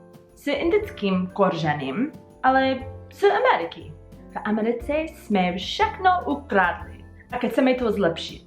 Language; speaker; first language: Czech; non-native, learner; English